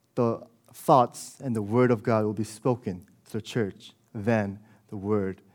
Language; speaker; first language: English; early bilingual, other home language; Korean